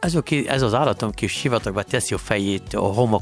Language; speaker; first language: Hungarian; non-native, fluent; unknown